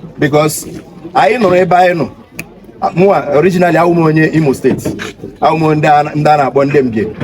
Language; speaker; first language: Igbo; native; Igbo